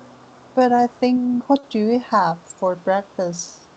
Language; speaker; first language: English; non-native, learner; Chinese